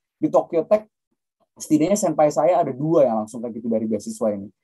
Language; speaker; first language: Indonesian; native; Indonesian